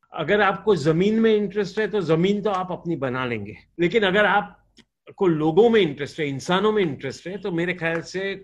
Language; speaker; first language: Hindi; non-native, local second language; Gujarati